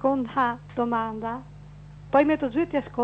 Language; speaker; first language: Italian; native; Italian